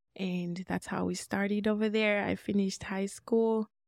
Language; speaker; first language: English; non-native, local second language; Swahili